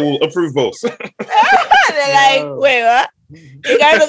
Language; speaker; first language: English; non-native, local second language; Yoruba